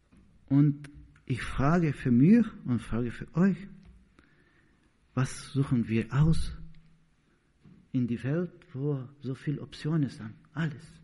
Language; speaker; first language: German; non-native, learner; Portuguese